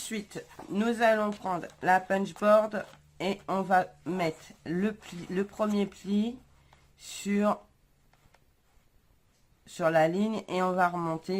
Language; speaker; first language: French; native; French